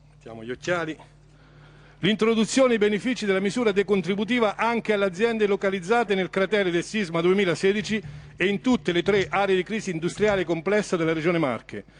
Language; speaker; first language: Italian; native; Italian